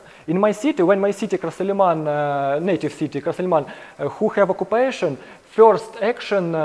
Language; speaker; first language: English; non-native, learner; Ukrainian